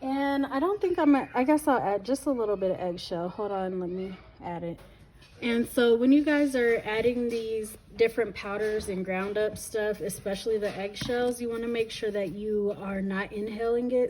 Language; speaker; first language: English; native; English